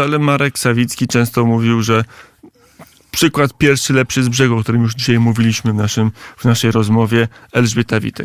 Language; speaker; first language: Polish; native; Polish